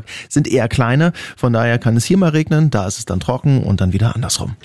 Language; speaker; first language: German; native; German